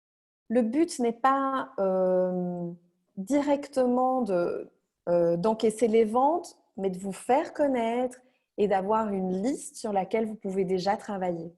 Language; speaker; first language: French; native; French